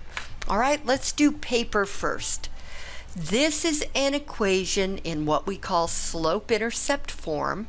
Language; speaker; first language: English; native; English